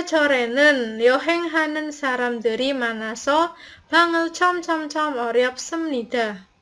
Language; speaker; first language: Korean; non-native, learner; Indonesian